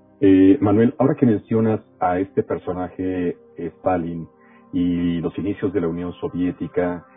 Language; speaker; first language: Spanish; native; Spanish